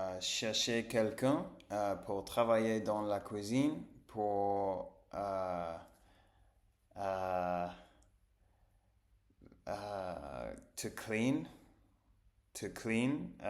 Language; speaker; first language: French; non-native, learner; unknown